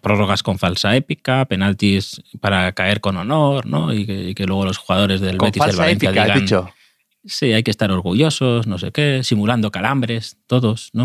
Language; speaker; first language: Spanish; native; Spanish